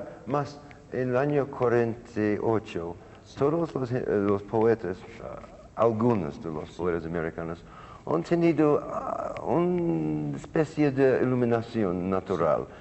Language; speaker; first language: Spanish; non-native, learner; English